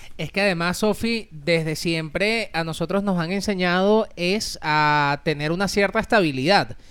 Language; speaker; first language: Spanish; native; Spanish